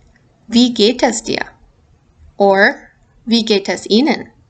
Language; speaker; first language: German; non-native, fluent; English